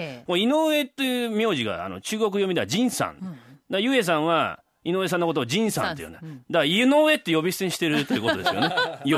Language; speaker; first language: Japanese; native; Japanese